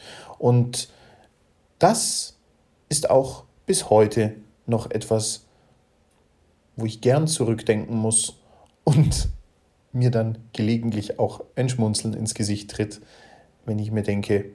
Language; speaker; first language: German; native; German